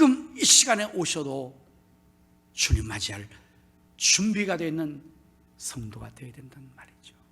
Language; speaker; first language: Korean; native; Korean